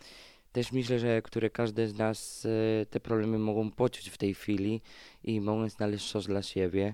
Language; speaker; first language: Polish; non-native, fluent; Spanish